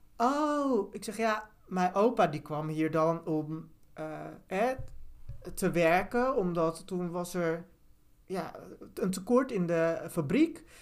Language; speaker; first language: Dutch; early bilingual, other home language; Turkish